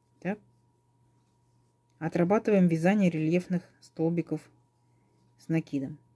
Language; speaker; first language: Russian; native; Russian